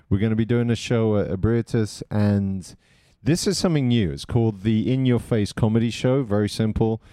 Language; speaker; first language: English; native; English